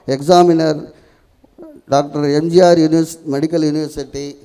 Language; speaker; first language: English; non-native, local second language; Tamil